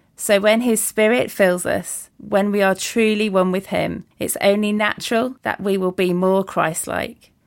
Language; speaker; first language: English; native; English